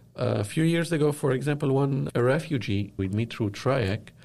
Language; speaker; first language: English; non-native, fluent; Arabic